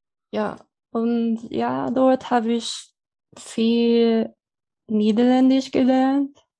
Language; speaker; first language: German; non-native, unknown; Spanish